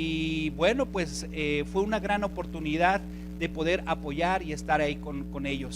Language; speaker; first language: Spanish; native; Spanish